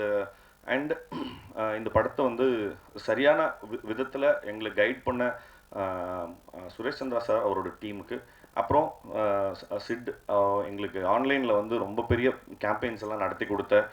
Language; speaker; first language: Tamil; native; Tamil